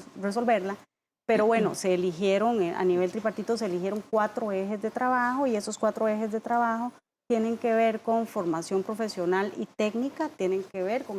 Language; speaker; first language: Spanish; native; Spanish